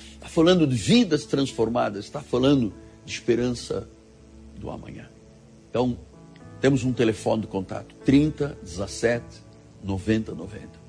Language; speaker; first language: Portuguese; native; Portuguese